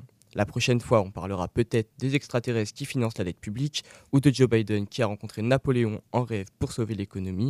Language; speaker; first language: French; native; French